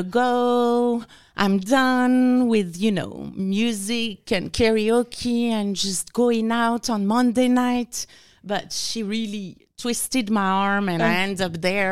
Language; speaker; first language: English; non-native, fluent; French